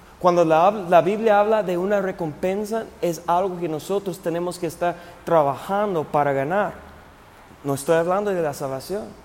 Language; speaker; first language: Spanish; non-native, fluent; English